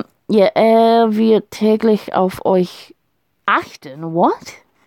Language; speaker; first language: German; non-native, learner; English